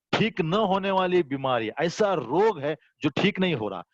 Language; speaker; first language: Hindi; non-native, local second language; Marathi